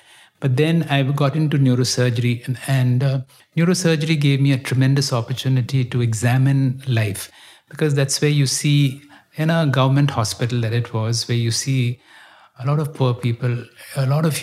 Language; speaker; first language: English; non-native, local second language; Kannada